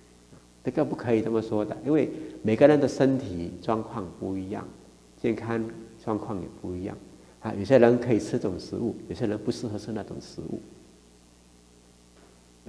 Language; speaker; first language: Chinese; native; Chinese